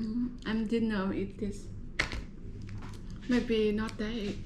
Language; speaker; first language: English; non-native, learner; Vietnamese